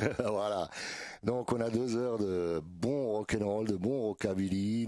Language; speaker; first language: French; native; French